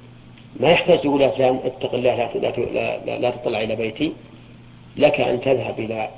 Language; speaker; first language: Arabic; native; Arabic